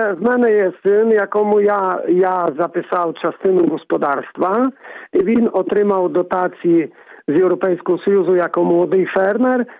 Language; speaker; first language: Ukrainian; early bilingual, heritage; Ukrainian